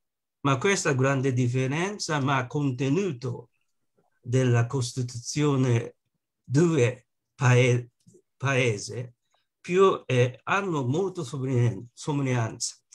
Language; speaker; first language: Italian; non-native, learner; Japanese